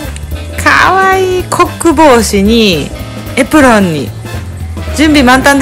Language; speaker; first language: Japanese; native; Japanese